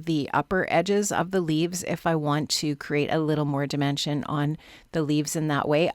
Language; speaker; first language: English; native; English